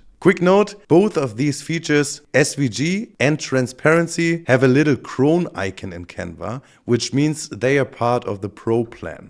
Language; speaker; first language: English; non-native, fluent; German